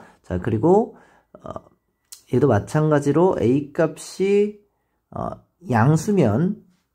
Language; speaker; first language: Korean; native; Korean